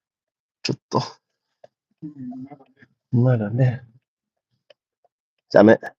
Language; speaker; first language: Japanese; non-native, learner; English